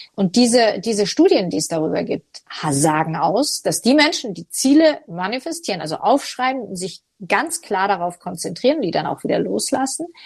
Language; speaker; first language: German; native; German